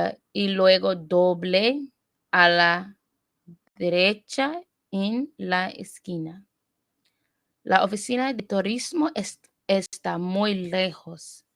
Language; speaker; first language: Spanish; non-native, learner; English